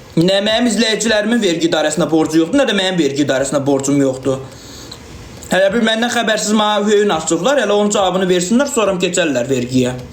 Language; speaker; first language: Azerbaijani; native; Azerbaijani